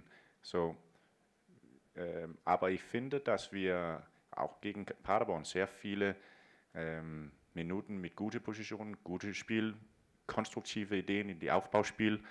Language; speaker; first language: German; non-native, fluent; Danish